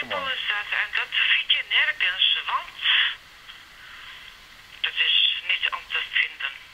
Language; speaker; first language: Dutch; non-native, learner; Serbian